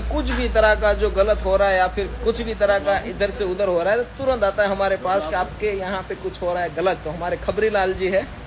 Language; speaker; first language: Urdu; non-native, local second language; Gujarati